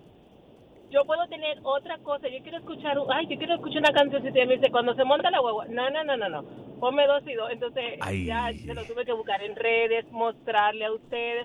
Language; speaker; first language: Spanish; native; Spanish